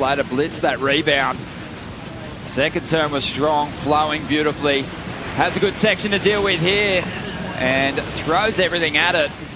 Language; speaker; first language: English; native; English